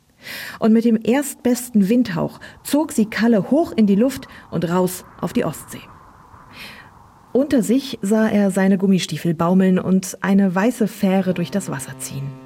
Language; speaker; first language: German; native; German